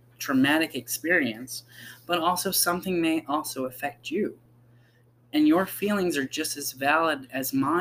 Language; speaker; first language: English; native; English